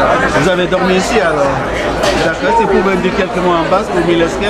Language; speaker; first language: French; native; French